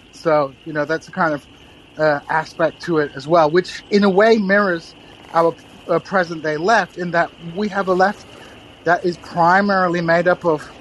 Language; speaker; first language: English; native; English